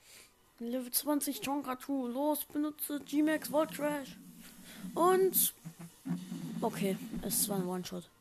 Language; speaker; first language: German; native; German